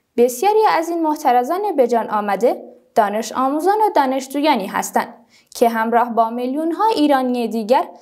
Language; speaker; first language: Persian; non-native, local second language; Kurdish